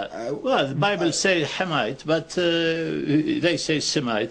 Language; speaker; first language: English; non-native, fluent; Arabic